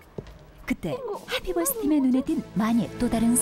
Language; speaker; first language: Korean; native; Korean